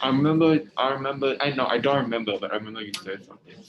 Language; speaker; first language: English; non-native, fluent; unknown